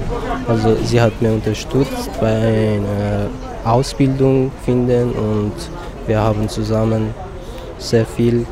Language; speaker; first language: German; non-native, fluent; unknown